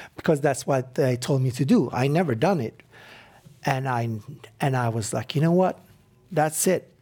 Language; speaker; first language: English; non-native, fluent; Arabic